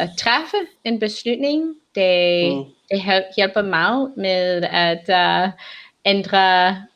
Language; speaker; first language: Danish; non-native, learner; English